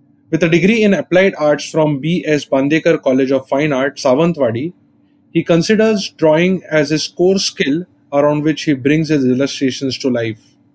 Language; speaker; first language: English; non-native, local second language; Marathi